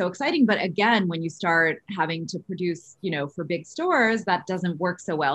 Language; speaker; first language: English; native; English